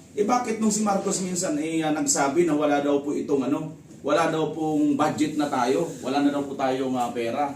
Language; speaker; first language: Filipino; native; Filipino